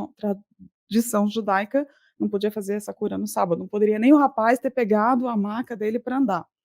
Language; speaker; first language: Portuguese; native; Portuguese